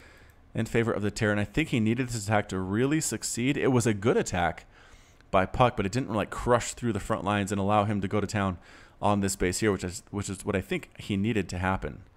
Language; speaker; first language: English; native; English